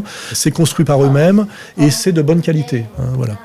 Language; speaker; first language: French; native; French